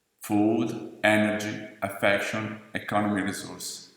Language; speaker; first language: English; non-native, fluent; Italian